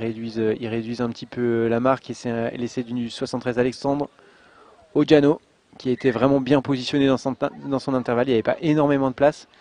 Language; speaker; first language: French; native; French